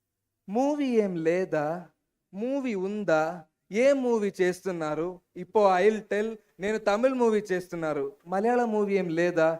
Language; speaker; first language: Telugu; non-native, learner; Malayalam